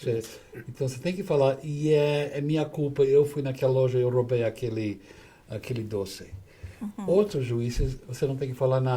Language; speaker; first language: Portuguese; non-native, fluent; English